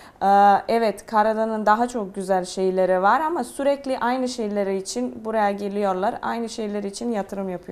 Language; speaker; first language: Turkish; non-native, fluent; Serbian